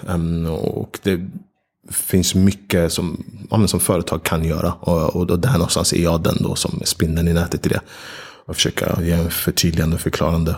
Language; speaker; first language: Swedish; early bilingual, other home language; Ganda